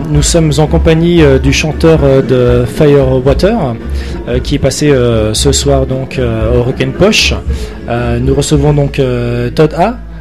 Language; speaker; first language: French; native; French